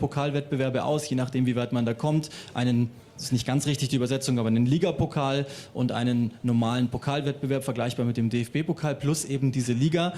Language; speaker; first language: German; native; German